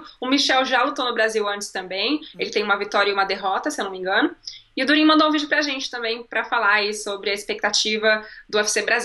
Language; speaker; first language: Portuguese; native; Portuguese